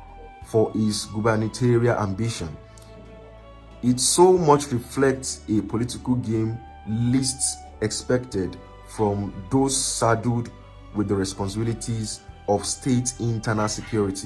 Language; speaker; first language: English; non-native, local second language; Yoruba